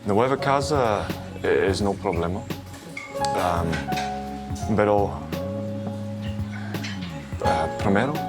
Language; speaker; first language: Spanish; non-native, learner; English